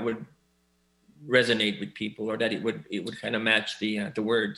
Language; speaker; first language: English; native; English